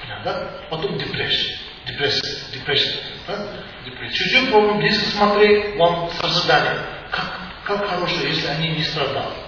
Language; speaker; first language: Russian; non-native, learner; Tibetan